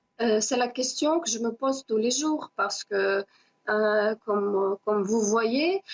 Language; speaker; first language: French; non-native, fluent; Ukrainian